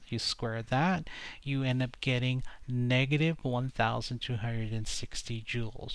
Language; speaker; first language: English; native; English